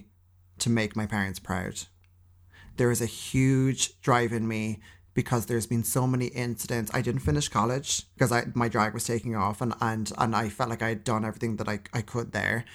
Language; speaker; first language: English; native; English